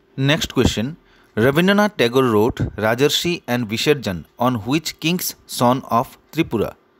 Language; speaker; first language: English; non-native, local second language; Bangla